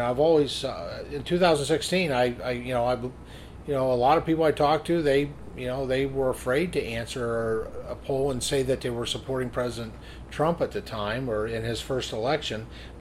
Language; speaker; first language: English; native; English